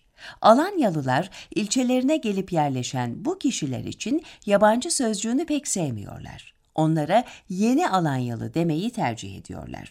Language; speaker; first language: Turkish; native; Turkish